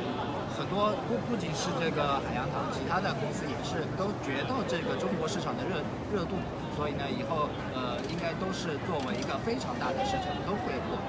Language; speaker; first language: Chinese; non-native, fluent; Japanese